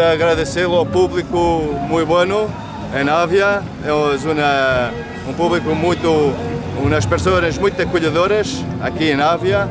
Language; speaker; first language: Spanish; non-native, learner; Portuguese